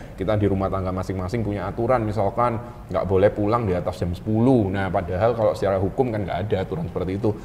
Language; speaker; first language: Indonesian; native; Indonesian